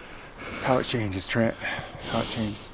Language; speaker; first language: English; native; English